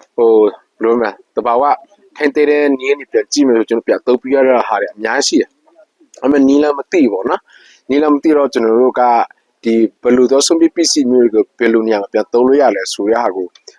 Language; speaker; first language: Burmese; non-native, local second language; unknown